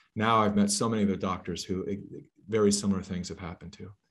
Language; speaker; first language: English; native; English